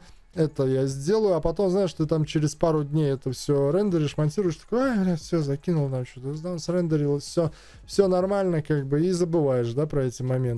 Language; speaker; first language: Russian; native; Russian